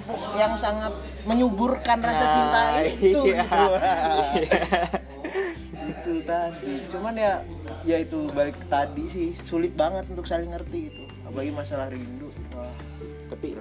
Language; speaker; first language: Indonesian; native; Indonesian